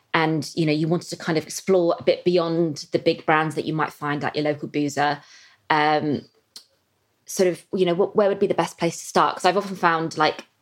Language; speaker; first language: English; native; English